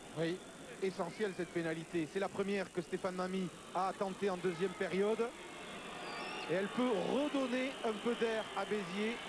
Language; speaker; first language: French; native; French